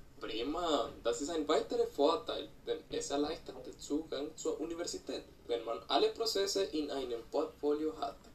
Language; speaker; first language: German; non-native, learner; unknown